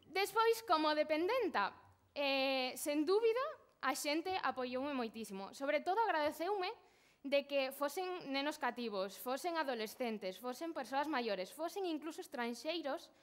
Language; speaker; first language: Galician; non-native, local second language; Spanish